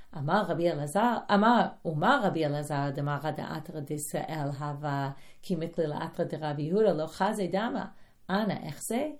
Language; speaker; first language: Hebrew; non-native, fluent; English